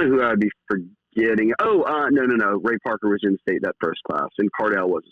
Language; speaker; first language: English; native; English